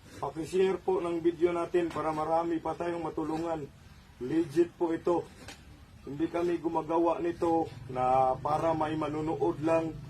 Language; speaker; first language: Filipino; non-native, local second language; Cebuano